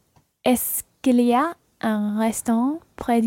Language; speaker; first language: French; non-native, learner; English